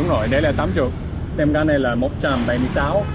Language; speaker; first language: Vietnamese; non-native, learner; English